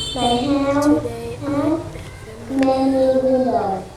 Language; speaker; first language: English; non-native, learner; Vietnamese